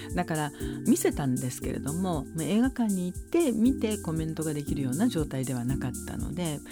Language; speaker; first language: Japanese; native; Japanese